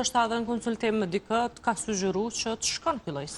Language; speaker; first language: Albanian; native; Albanian